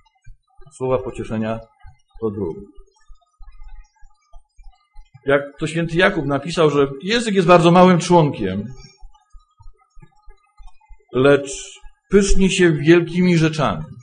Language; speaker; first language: Polish; native; Polish